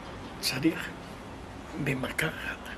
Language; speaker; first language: Hebrew; non-native, fluent; Portuguese